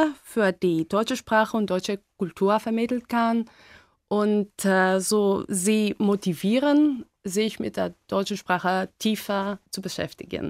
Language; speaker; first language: German; non-native, fluent; Greek